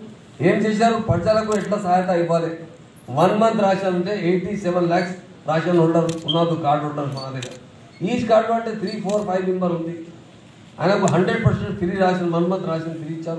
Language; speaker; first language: Telugu; non-native, local second language; Urdu